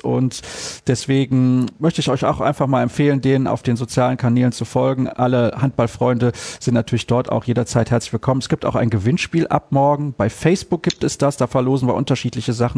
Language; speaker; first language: German; native; German